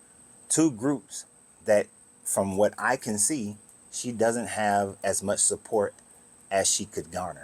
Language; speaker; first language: English; native; English